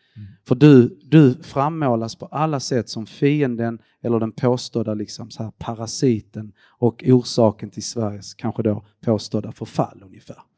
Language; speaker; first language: Swedish; early bilingual, other home language; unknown